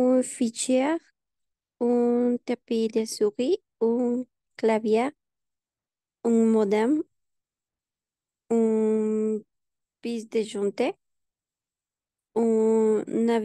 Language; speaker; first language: French; non-native, learner; Spanish